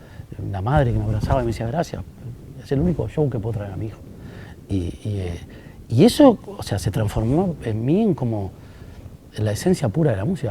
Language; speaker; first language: Spanish; native; Spanish